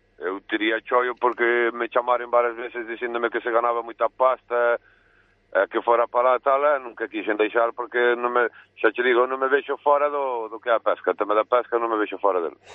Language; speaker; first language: Galician; native; Galician